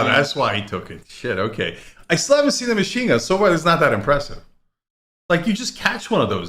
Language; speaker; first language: English; native; English